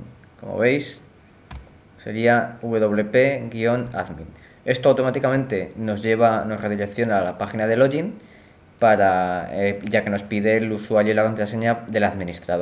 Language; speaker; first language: Spanish; native; Spanish